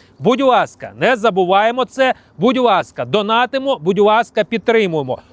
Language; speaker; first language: Ukrainian; non-native, local second language; Russian